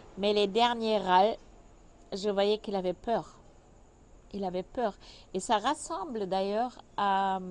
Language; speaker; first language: French; non-native, fluent; German